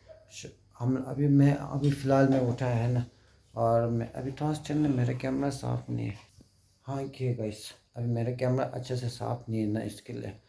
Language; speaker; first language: Hindi; non-native, local second language; Tibetan